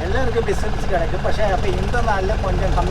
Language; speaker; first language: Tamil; non-native, local second language; Malayalam